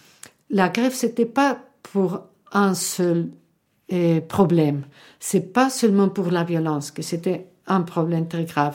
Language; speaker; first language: French; non-native, fluent; Spanish